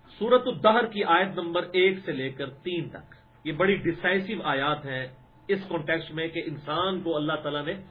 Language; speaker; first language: Urdu; non-native, local second language; Punjabi